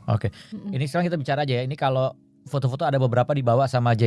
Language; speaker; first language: Indonesian; native; Indonesian